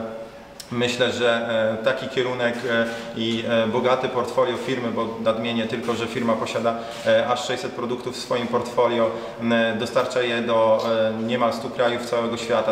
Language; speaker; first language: Polish; native; Polish